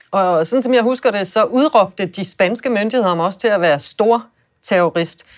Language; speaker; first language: Danish; native; Danish